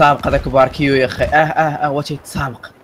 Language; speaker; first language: Arabic; native; Arabic